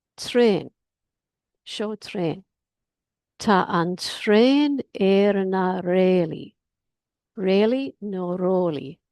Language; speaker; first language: Irish; non-native, learner; English